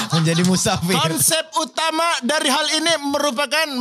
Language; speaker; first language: Indonesian; native; Indonesian